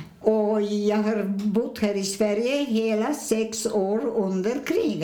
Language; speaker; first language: Swedish; non-native, fluent; Polish